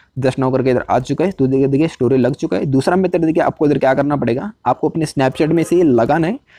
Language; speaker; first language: Hindi; native; Hindi